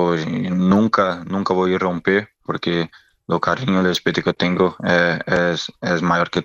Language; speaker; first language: Spanish; non-native, learner; Portuguese